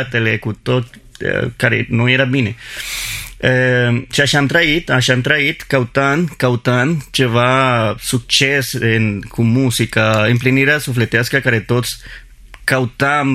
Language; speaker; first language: Romanian; non-native, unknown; Spanish